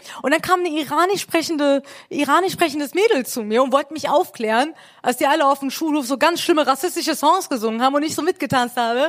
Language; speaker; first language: German; early bilingual, other home language; Persian